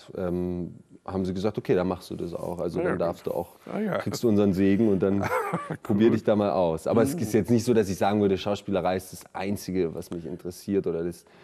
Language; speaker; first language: German; native; German